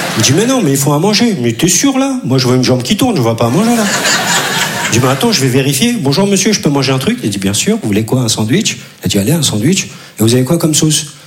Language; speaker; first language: French; early bilingual, other home language; Turkish